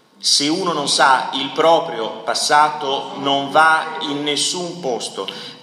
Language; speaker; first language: Italian; native; Italian